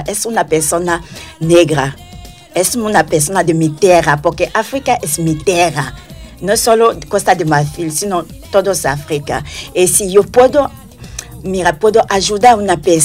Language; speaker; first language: Spanish; non-native, learner; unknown